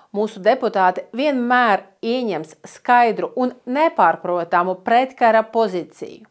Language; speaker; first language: Latvian; non-native, local second language; Russian